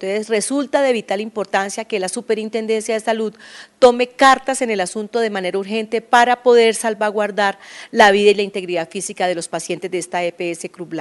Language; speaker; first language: Spanish; native; Spanish